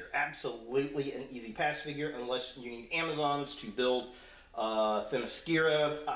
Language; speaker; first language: English; native; English